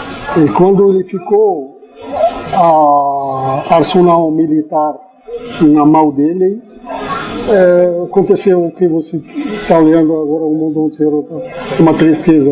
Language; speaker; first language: Portuguese; non-native, fluent; Arabic